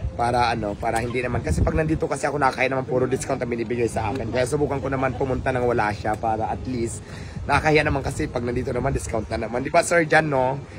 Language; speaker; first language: Filipino; native; Filipino